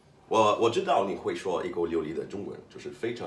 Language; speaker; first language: Chinese; non-native, learner; Portuguese